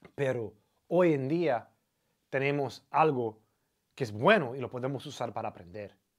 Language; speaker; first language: Spanish; non-native, fluent; English